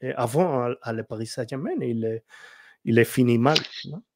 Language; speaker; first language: French; non-native, learner; Spanish